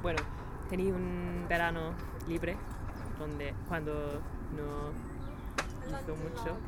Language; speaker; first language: Spanish; non-native, learner; English